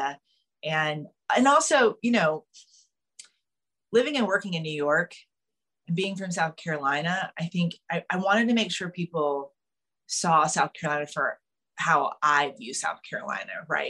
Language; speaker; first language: English; native; English